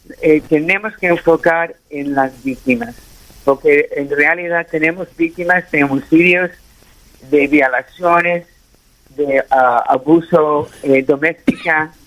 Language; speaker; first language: Spanish; early bilingual, heritage; Spanish